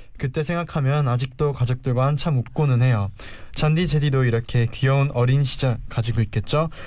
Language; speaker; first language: Korean; native; Korean